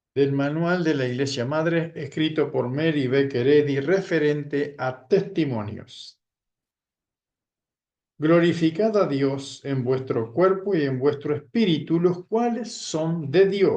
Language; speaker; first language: Spanish; native; Spanish